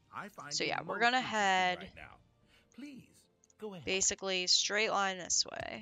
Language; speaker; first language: English; native; English